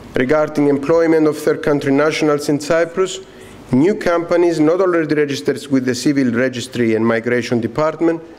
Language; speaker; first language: English; non-native, fluent; Greek